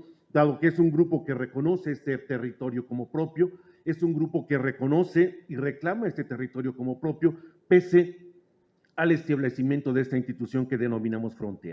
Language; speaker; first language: Spanish; native; Spanish